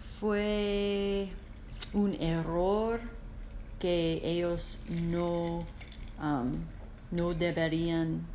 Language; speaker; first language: Spanish; non-native, learner; English